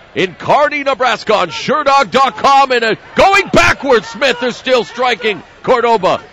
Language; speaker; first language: English; native; English